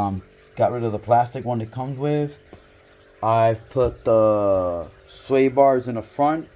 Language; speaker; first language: English; native; English